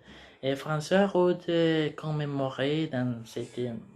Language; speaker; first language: French; non-native, learner; Spanish